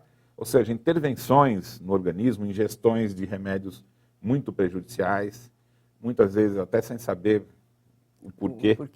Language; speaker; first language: Portuguese; native; Portuguese